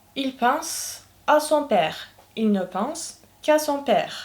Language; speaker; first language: French; non-native, fluent; Turkish